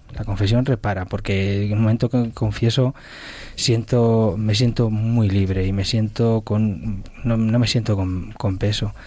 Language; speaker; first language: Spanish; native; Spanish